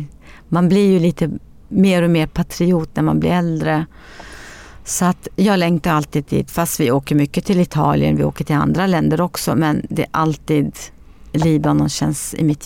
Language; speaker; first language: Swedish; early bilingual, other home language; Arabic